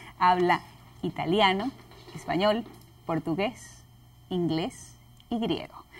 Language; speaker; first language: Spanish; native; Spanish